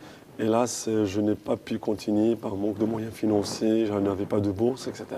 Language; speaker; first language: French; non-native, local second language; Arabic